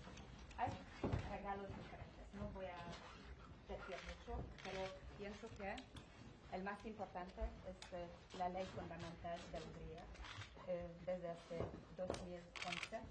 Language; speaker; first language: Spanish; non-native, fluent; Hungarian